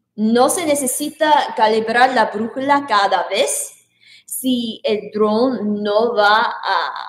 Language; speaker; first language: Spanish; non-native, learner; English